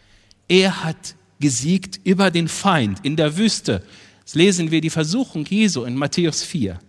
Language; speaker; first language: German; non-native, fluent; Arabic